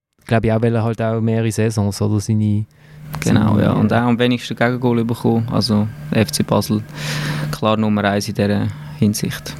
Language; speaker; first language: German; native; German